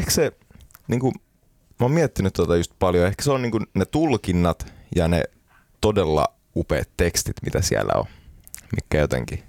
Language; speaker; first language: Finnish; early bilingual, heritage; Finnish